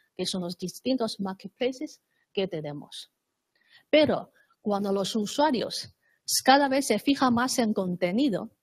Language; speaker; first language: Spanish; non-native, fluent; Chinese